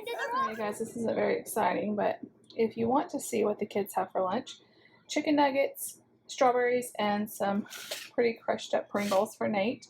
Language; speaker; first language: English; native; English